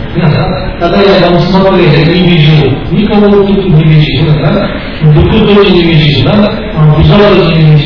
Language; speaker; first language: Russian; non-native, learner; Tibetan